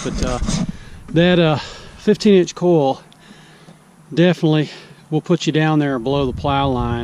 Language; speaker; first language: English; native; English